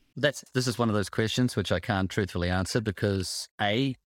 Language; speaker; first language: English; native; English